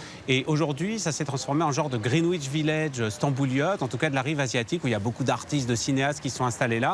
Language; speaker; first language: French; native; French